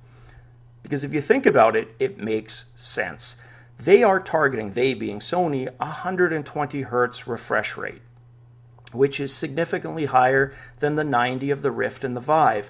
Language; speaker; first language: English; native; English